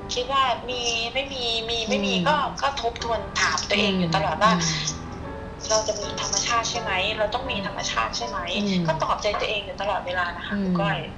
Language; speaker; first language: Thai; native; Thai